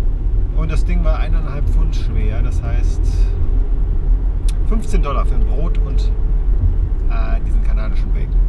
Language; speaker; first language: German; native; German